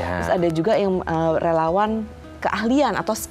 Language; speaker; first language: Indonesian; native; Indonesian